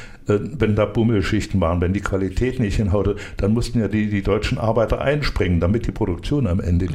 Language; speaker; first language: German; native; German